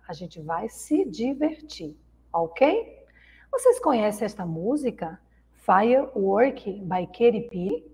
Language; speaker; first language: Portuguese; native; Portuguese